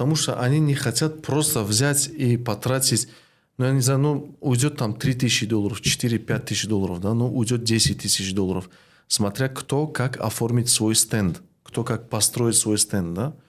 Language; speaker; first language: Russian; non-native, local second language; Tajik